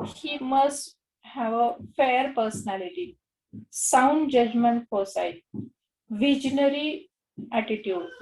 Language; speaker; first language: English; non-native, local second language; Marathi